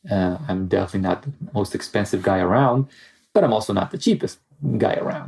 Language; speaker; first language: English; non-native, fluent; Italian